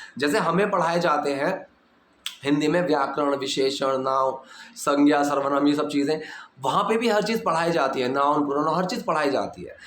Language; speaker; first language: Hindi; native; Hindi